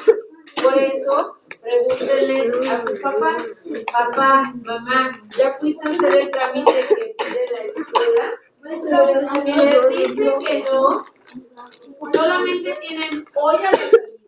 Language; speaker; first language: Spanish; native; Spanish